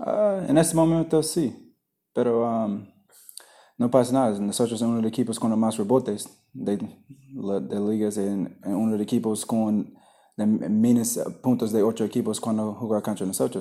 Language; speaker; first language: Spanish; non-native, learner; English